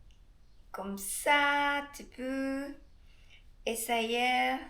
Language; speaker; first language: French; non-native, learner; Spanish